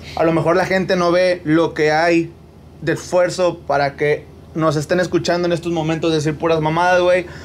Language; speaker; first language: Spanish; native; Spanish